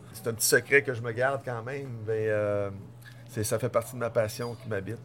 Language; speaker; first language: French; native; French